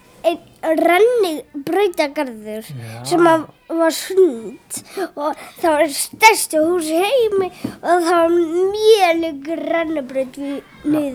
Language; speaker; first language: Icelandic; early bilingual, other home language; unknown